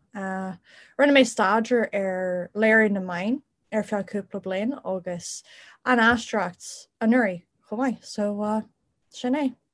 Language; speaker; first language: Irish; non-native, local second language; English